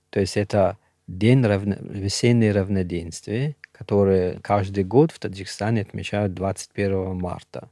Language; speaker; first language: Russian; non-native, local second language; Shughni